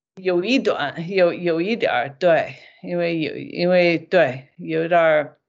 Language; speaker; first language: Chinese; non-native, fluent; English